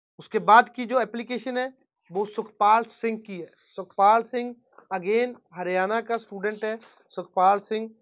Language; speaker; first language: Hindi; non-native, local second language; Punjabi